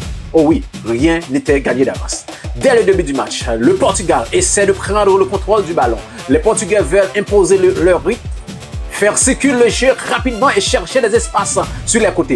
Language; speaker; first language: French; non-native, local second language; Haitian Creole